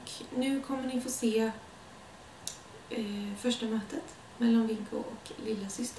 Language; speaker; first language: Swedish; native; Swedish